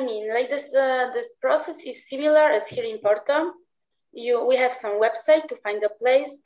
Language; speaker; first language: English; non-native, fluent; Polish